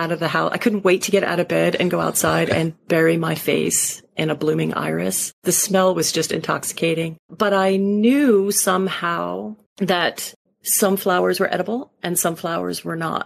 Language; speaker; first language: English; native; English